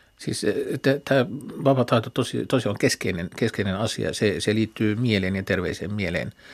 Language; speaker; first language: Finnish; non-native, fluent; Arabic